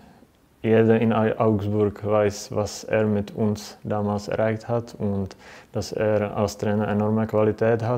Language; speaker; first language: German; non-native, fluent; Czech